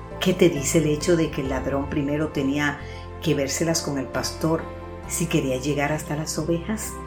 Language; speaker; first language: Spanish; native; Spanish